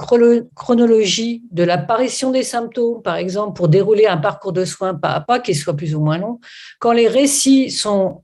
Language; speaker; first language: French; native; French